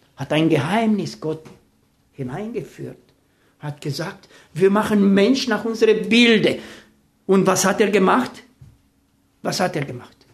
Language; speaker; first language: German; non-native, fluent; Romanian